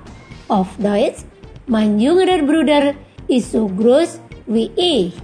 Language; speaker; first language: German; non-native, fluent; Indonesian